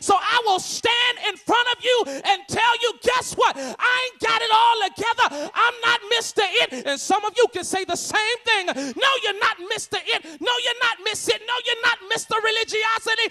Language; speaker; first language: English; native; English